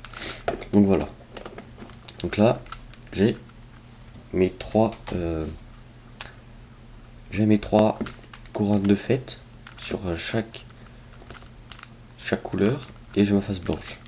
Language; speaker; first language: French; native; French